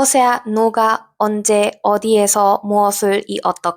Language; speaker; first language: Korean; non-native, fluent; Spanish